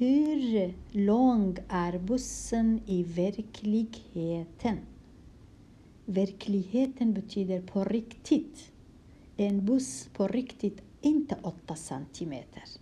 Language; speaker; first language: Swedish; non-native, fluent; Kurdish